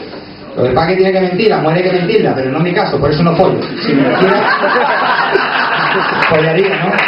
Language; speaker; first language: Spanish; native; Spanish